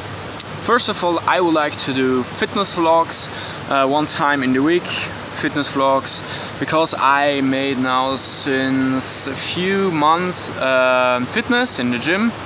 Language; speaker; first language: English; non-native, learner; German